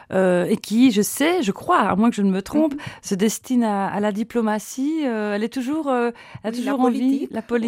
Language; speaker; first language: French; native; French